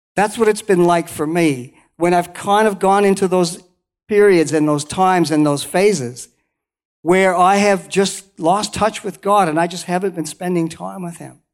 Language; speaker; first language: English; native; English